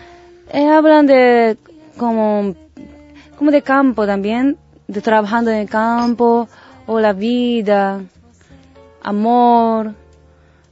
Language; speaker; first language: Spanish; non-native, learner; Japanese